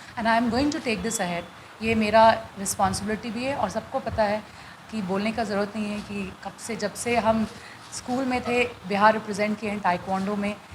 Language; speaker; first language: Hindi; non-native, local second language; Bhojpuri